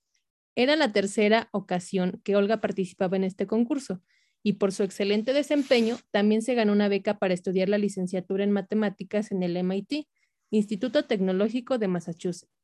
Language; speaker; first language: Spanish; native; Spanish